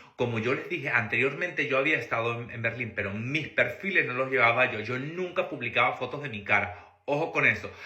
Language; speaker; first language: Spanish; native; Spanish